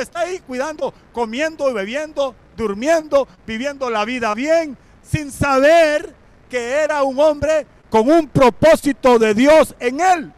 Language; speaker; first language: Spanish; native; Spanish